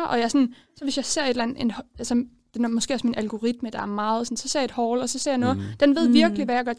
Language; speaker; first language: Danish; native; Danish